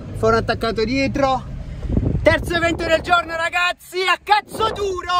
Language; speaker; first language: Italian; native; Italian